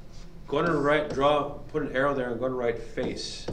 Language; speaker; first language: English; native; English